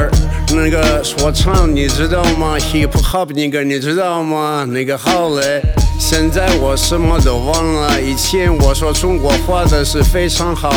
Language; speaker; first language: Chinese; non-native, learner; Russian